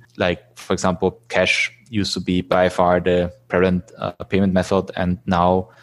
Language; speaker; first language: English; non-native, fluent; German